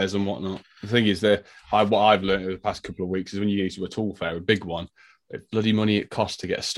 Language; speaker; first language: English; native; English